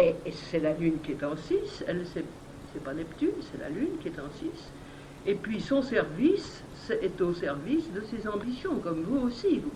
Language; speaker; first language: French; native; French